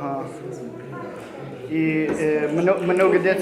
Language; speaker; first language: Russian; non-native, learner; English